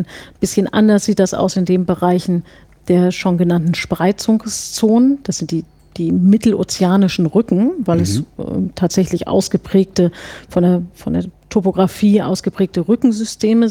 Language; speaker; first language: German; native; German